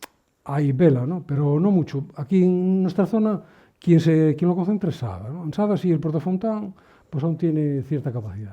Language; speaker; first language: Spanish; native; Spanish